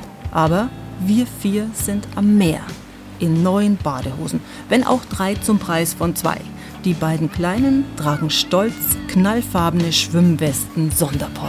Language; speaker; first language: German; native; German